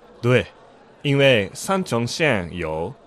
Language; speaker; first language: Chinese; non-native, fluent; Japanese